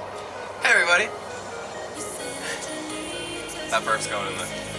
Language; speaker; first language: English; native; English